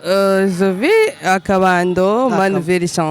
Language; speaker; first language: French; non-native, local second language; Rundi